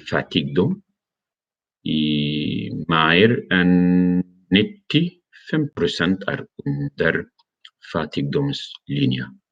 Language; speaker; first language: Norwegian; non-native, learner; Arabic